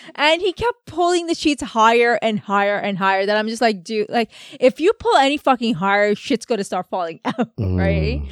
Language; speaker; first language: English; native; English